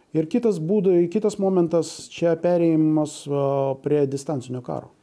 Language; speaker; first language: Lithuanian; non-native, local second language; Russian